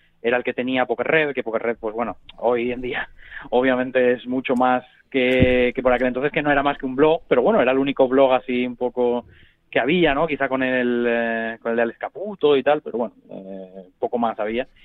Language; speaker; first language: Spanish; native; Spanish